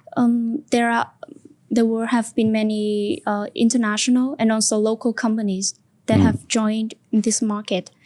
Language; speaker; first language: English; non-native, fluent; Vietnamese